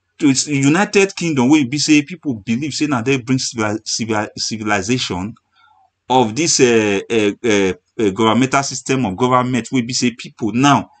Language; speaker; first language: Nigerian Pidgin; non-native, local second language; Bini